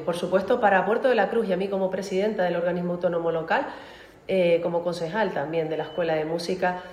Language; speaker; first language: Spanish; native; Spanish